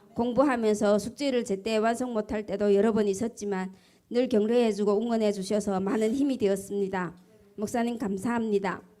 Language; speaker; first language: Korean; early bilingual, heritage; Korean